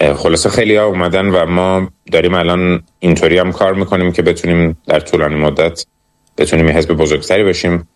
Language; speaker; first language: Persian; early bilingual, heritage; Persian